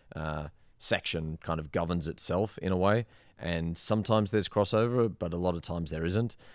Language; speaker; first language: English; native; English